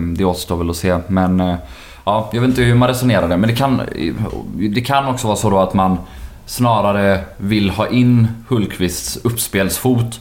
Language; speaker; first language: Swedish; native; Swedish